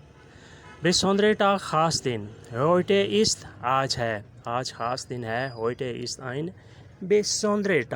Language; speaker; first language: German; non-native, learner; Urdu